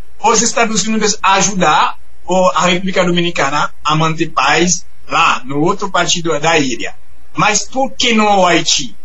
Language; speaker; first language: Portuguese; non-native, fluent; Haitian Creole